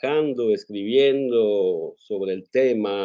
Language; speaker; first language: Spanish; non-native, fluent; Italian